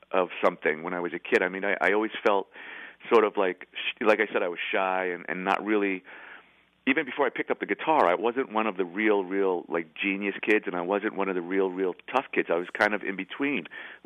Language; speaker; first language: English; native; English